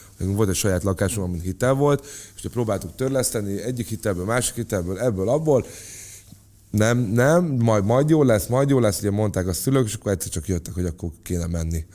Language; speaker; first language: Hungarian; native; Hungarian